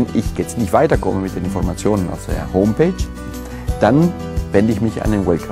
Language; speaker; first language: German; non-native, fluent; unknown